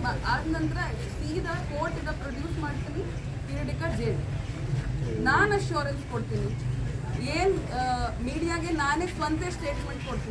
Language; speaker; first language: Kannada; non-native, fluent; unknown